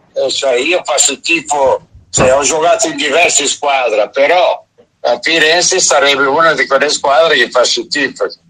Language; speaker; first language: Italian; non-native, fluent; Portuguese